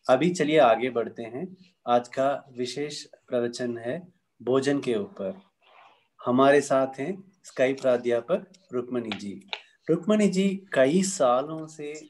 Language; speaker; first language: Hindi; non-native, local second language; Tamil